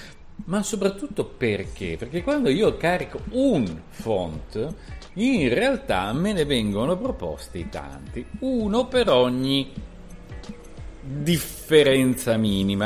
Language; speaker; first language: Italian; native; Italian